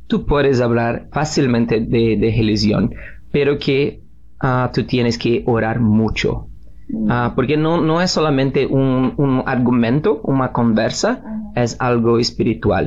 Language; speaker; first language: Spanish; non-native, learner; Portuguese